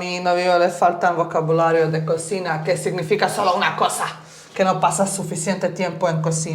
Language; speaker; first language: Spanish; early bilingual, heritage; Bosnian